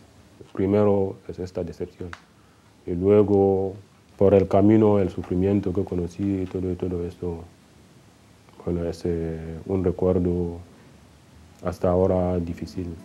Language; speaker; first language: Spanish; non-native, fluent; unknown